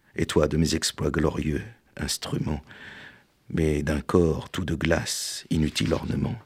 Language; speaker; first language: French; native; French